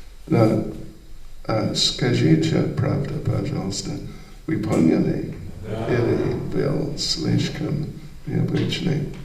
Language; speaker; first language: Russian; non-native, learner; English